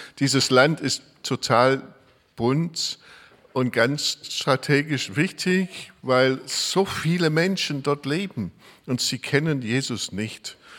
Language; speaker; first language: German; non-native, fluent; English